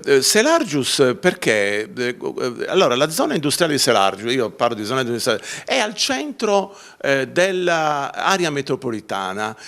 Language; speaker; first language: Italian; native; Italian